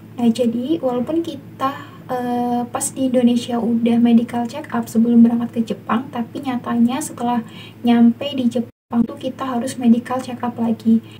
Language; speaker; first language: Indonesian; native; Indonesian